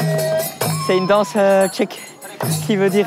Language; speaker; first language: French; native; French